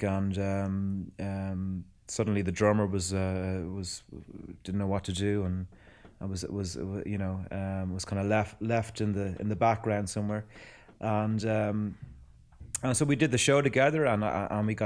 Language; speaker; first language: English; native; English